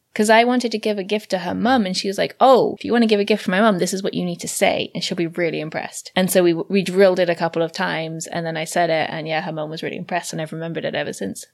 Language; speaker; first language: English; native; English